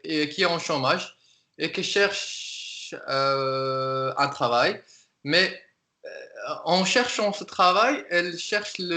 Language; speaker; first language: French; non-native, local second language; Arabic